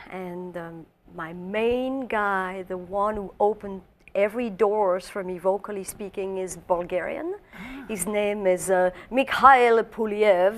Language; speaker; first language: English; non-native, fluent; French